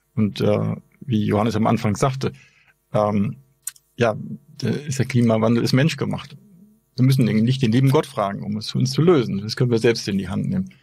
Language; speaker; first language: German; native; German